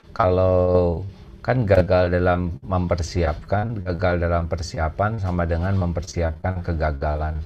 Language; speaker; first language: Indonesian; native; Indonesian